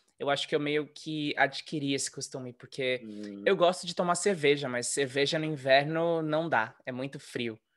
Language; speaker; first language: Portuguese; native; Portuguese